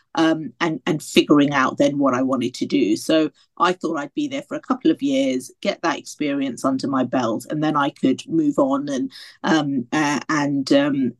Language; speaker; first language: English; native; English